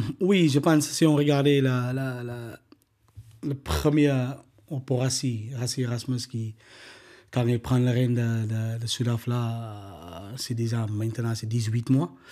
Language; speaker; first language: French; non-native, learner; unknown